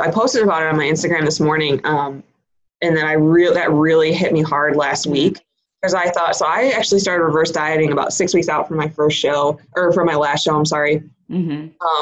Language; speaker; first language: English; native; English